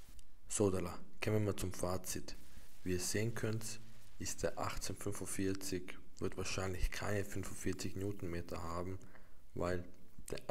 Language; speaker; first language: German; native; German